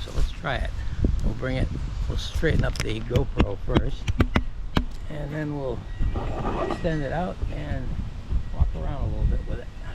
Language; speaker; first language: English; native; English